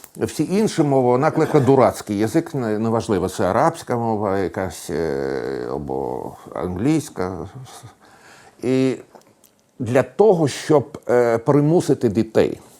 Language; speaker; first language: Ukrainian; native; Ukrainian